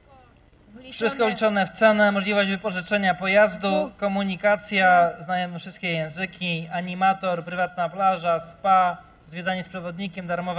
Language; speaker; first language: Polish; native; Polish